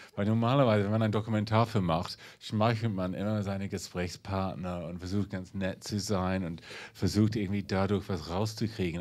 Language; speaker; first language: German; non-native, fluent; English